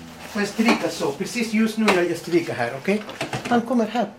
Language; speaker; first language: Swedish; non-native, fluent; Persian